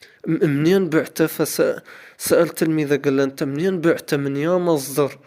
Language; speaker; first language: Arabic; native; Arabic